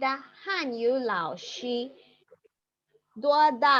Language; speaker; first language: Chinese; non-native, fluent; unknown